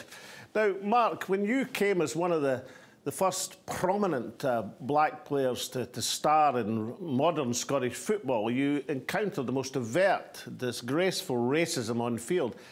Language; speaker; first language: English; native; English